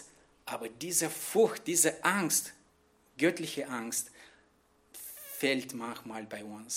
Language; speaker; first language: German; non-native, fluent; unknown